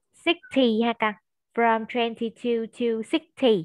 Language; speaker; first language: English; non-native, fluent; Vietnamese